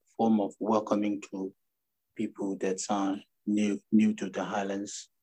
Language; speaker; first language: English; non-native, fluent; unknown